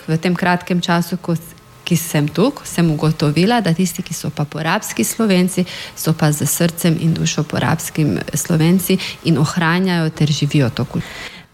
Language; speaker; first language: Slovenian; native; Slovenian